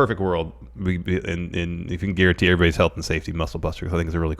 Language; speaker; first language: English; native; English